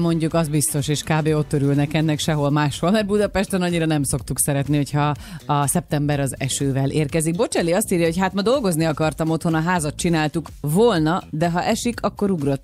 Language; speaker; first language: Hungarian; native; Hungarian